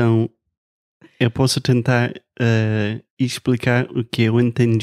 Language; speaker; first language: Portuguese; non-native, fluent; English